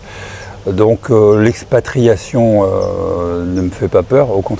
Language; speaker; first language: French; native; French